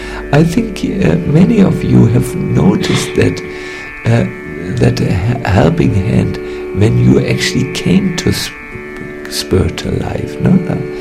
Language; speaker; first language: English; non-native, fluent; German